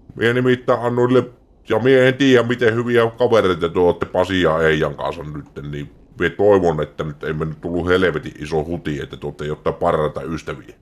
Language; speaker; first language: Finnish; native; Finnish